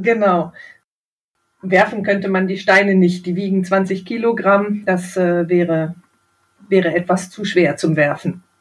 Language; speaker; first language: German; native; German